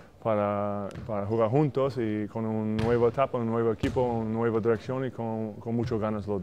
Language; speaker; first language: Spanish; non-native, fluent; English